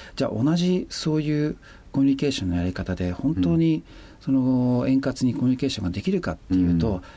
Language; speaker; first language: Japanese; native; Japanese